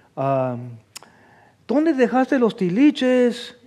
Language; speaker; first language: Spanish; early bilingual, heritage; Spanish